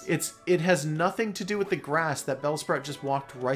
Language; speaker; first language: English; native; English